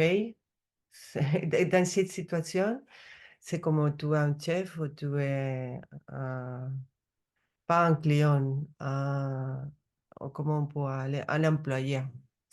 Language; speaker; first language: French; non-native, learner; Spanish